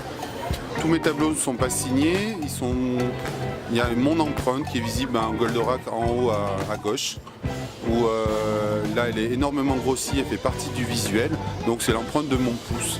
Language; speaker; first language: French; native; French